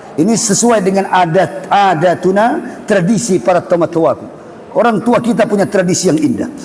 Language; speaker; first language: Malay; non-native, local second language; Buginese